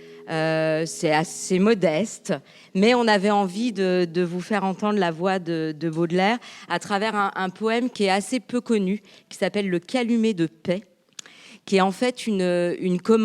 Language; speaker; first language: French; native; French